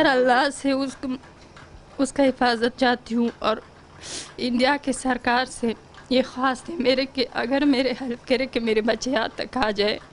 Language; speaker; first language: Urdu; non-native, learner; Pashto